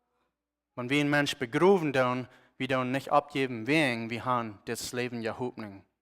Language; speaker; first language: German; non-native, learner; Plautdietsch